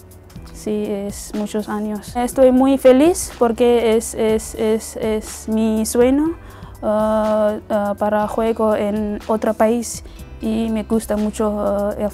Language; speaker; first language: Spanish; non-native, learner; English